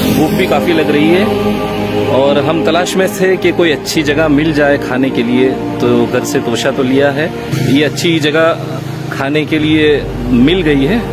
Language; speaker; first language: Hindi; non-native, local second language; Gujarati